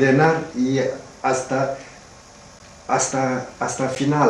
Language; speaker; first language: Spanish; non-native, learner; Romanian